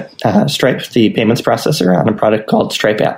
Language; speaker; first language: English; native; English